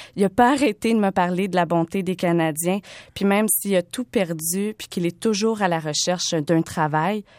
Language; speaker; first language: French; native; French